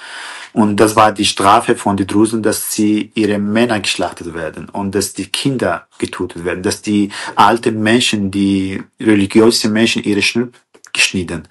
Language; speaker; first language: German; non-native, fluent; Kurdish